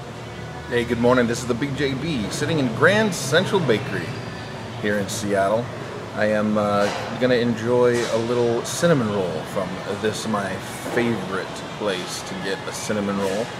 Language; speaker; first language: English; native; English